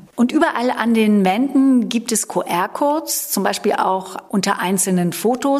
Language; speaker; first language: German; native; German